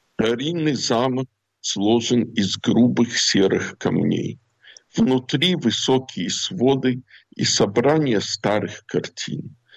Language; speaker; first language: Russian; native; Russian